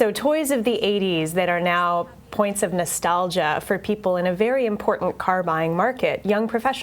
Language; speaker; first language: English; native; English